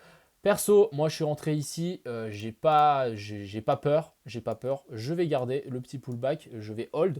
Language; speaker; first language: French; native; French